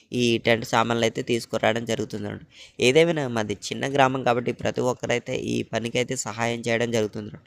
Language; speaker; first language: Telugu; native; Telugu